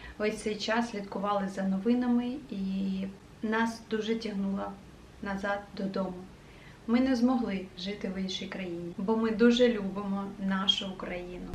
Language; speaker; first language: Ukrainian; native; Ukrainian